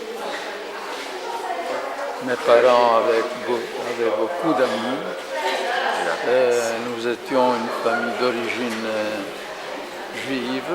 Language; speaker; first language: French; non-native, fluent; Italian